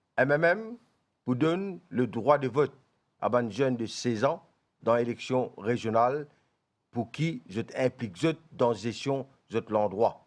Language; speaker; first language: French; non-native, local second language; Morisyen